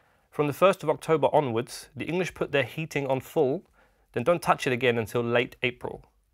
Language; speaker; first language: English; native; English